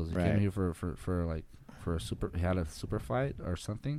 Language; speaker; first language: English; non-native, learner; Portuguese